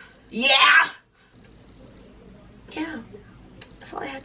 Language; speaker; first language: English; native; English